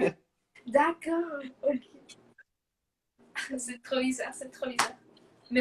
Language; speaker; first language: French; non-native, fluent; Spanish